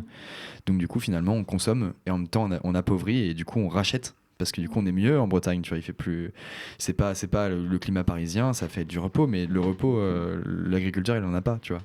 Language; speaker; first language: French; native; French